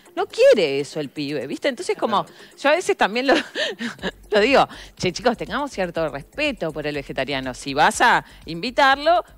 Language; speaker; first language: Spanish; native; Spanish